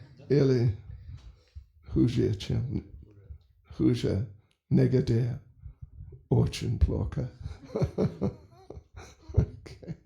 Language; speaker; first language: Russian; non-native, learner; English